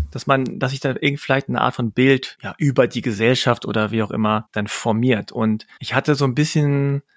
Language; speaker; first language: German; early bilingual, other home language; Korean